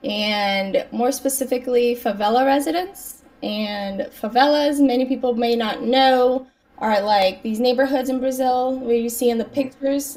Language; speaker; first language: English; native; English